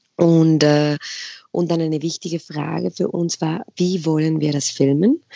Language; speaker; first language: German; non-native, fluent; Spanish